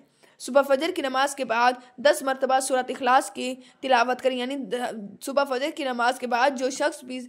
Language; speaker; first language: Urdu; native; Urdu